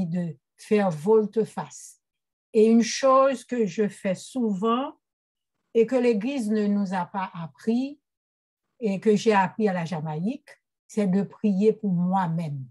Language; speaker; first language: French; non-native, local second language; Haitian Creole